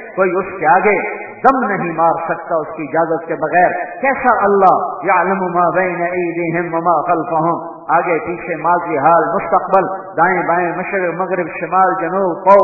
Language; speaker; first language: Urdu; non-native, local second language; Punjabi